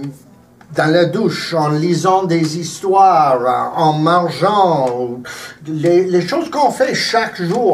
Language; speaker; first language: French; early bilingual, heritage; English